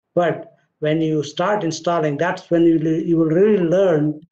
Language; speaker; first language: English; non-native, local second language; Marathi